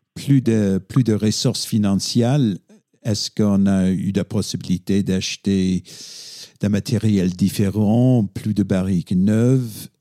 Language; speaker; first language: French; non-native, fluent; English